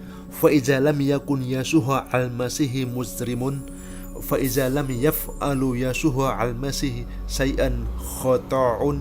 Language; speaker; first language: Arabic; non-native, learner; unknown